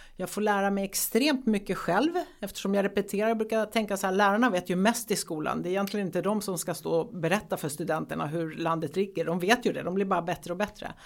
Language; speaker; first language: Swedish; early bilingual, other home language; Greek